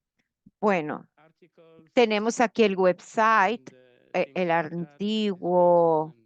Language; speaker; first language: Spanish; non-native, fluent; Portuguese